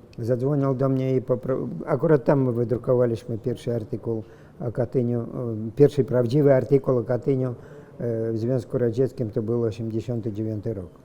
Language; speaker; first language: Polish; non-native, fluent; Russian